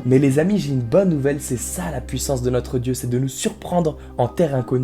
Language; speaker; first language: French; native; French